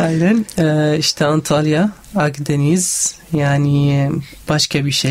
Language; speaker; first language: Turkish; non-native, learner; Arabic